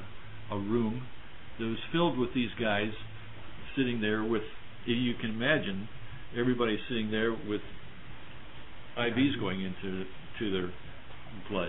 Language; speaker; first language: English; native; English